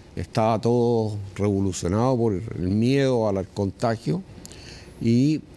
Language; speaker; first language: Spanish; native; Spanish